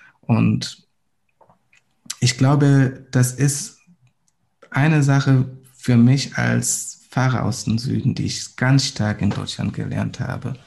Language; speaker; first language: German; non-native, fluent; Swahili